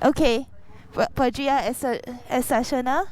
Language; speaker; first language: Spanish; non-native, learner; English